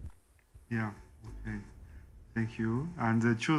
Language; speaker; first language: English; non-native, learner; Turkish